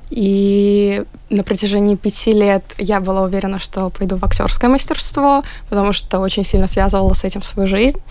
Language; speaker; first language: Russian; native; Russian